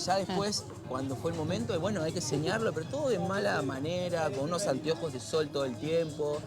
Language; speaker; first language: Spanish; native; Spanish